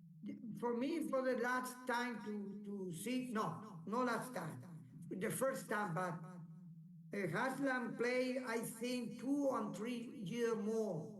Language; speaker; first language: English; non-native, learner; Spanish